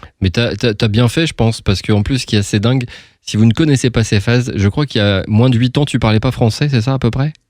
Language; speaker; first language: French; native; French